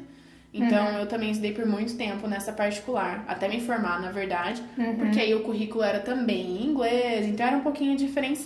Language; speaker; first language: Portuguese; early bilingual, heritage; Portuguese